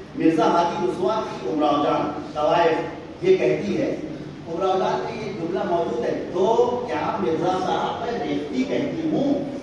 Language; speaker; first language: Urdu; native; Urdu